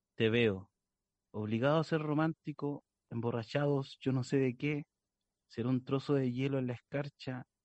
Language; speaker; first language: Spanish; native; Spanish